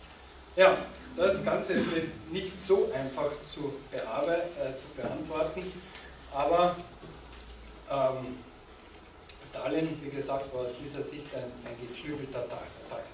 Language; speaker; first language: German; native; German